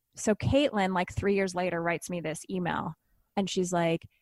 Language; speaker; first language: English; native; English